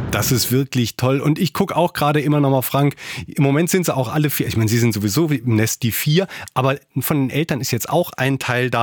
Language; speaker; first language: German; native; German